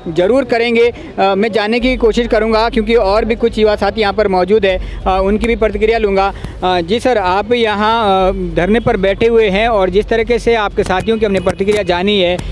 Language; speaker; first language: Hindi; native; Hindi